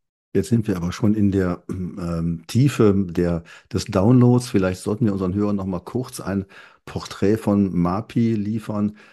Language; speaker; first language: German; native; German